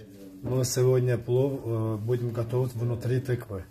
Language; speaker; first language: Russian; non-native, fluent; Azerbaijani